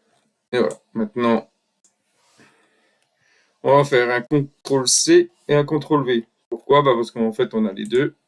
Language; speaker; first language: French; native; French